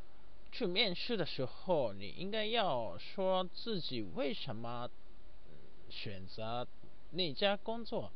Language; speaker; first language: Chinese; non-native, learner; Japanese